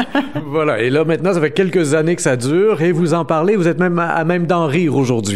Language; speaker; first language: French; native; French